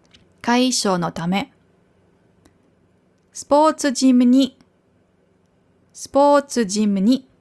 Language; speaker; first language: Japanese; non-native, fluent; German